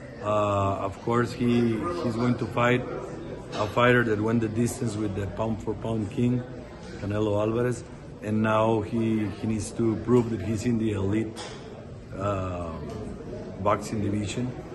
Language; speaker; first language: English; non-native, fluent; Spanish